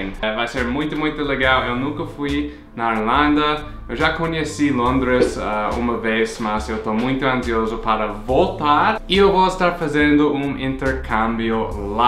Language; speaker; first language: Portuguese; non-native, fluent; English